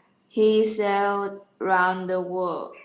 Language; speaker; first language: English; non-native, learner; Vietnamese